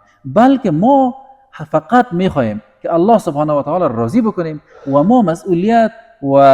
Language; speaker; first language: Persian; native; Persian